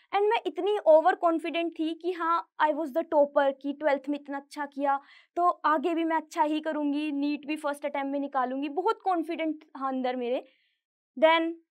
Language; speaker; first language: Hindi; native; Hindi